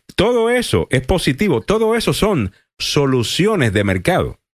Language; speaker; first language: Spanish; native; Spanish